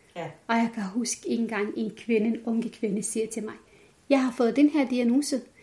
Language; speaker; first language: Danish; non-native, fluent; Arabic